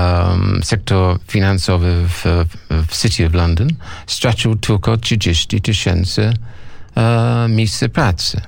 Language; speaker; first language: Polish; non-native, fluent; English